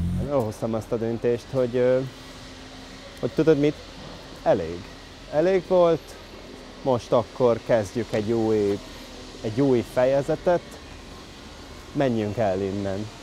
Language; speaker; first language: Hungarian; non-native, fluent; Italian